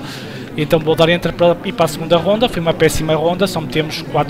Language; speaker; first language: Portuguese; native; Portuguese